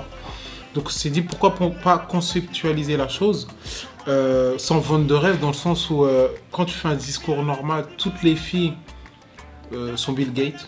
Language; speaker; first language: French; native; French